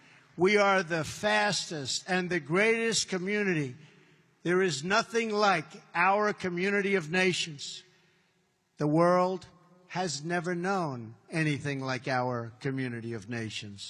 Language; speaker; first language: English; native; English